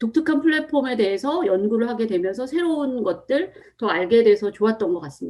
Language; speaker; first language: Korean; native; Korean